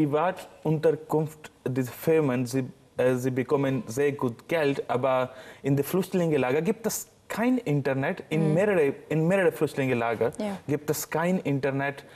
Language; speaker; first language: German; non-native, learner; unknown